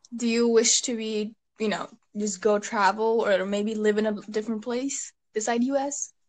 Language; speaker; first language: English; early bilingual, other home language; Bangla